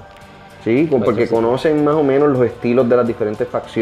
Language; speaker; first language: Spanish; native; Spanish